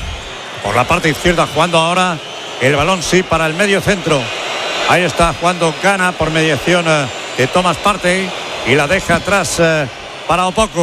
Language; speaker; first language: Spanish; native; Spanish